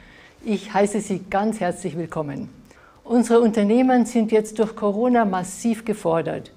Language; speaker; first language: German; native; German